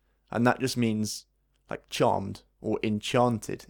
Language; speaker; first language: English; native; English